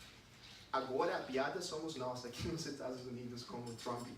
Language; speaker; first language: Portuguese; non-native, fluent; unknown